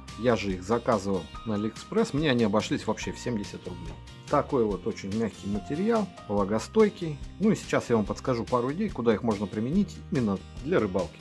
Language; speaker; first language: Russian; native; Russian